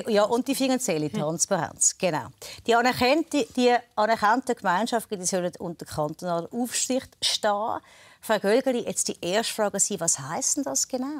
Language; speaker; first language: German; native; German